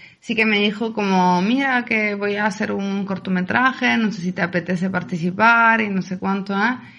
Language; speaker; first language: Spanish; non-native, fluent; Italian